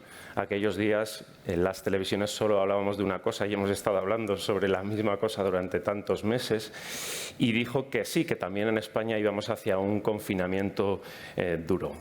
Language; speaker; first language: Spanish; native; Spanish